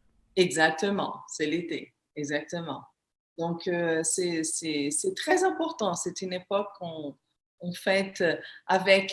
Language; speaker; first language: French; non-native, fluent; Portuguese